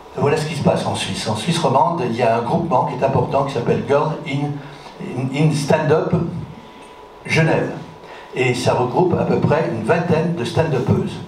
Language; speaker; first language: French; native; French